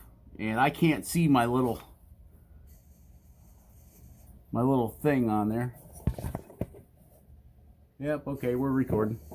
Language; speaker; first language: English; native; English